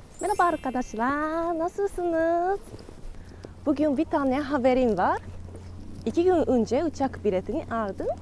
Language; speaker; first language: Turkish; non-native, learner; Japanese